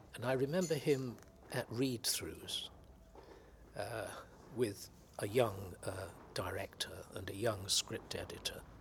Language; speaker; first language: English; native; English